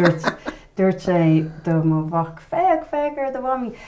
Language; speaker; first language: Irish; non-native, learner; English